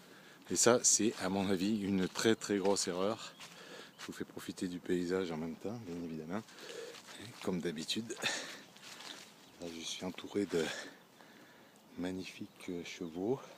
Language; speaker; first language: French; native; French